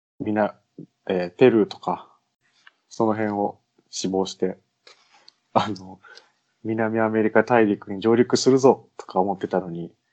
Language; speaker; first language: Japanese; native; Japanese